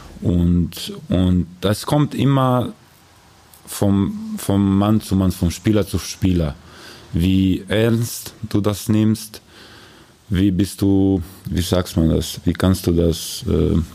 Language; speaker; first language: German; non-native, learner; Croatian